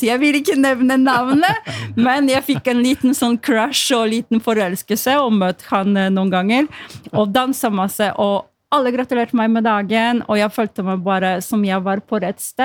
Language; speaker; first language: Norwegian; non-native, fluent; Polish